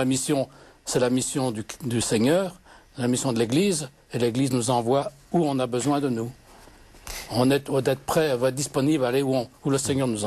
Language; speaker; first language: French; native; French